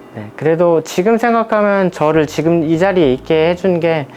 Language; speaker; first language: Korean; native; Korean